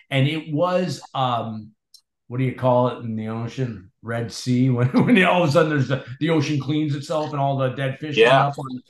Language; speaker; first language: English; native; English